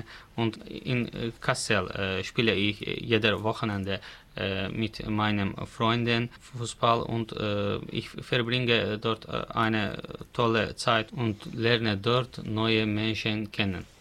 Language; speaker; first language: German; non-native, learner; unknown